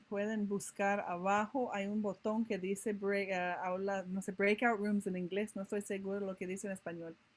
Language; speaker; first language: Spanish; non-native, fluent; English